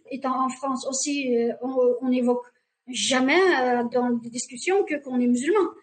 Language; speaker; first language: French; non-native, fluent; Uyghur